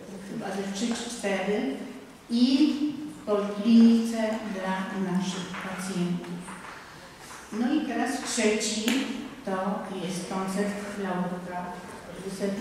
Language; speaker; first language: Polish; native; Polish